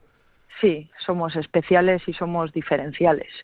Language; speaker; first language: Spanish; native; Spanish